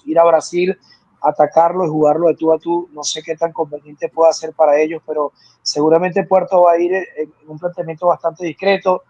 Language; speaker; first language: Spanish; native; Spanish